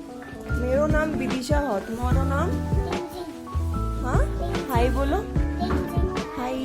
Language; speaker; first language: Hindi; non-native, local second language; Bangla